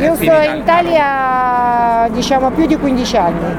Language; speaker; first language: Italian; non-native, learner; Russian